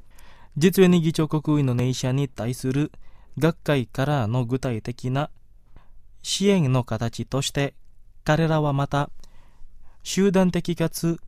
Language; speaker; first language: Japanese; non-native, fluent; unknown